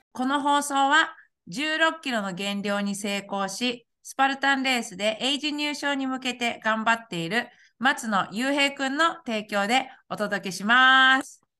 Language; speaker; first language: Japanese; native; Japanese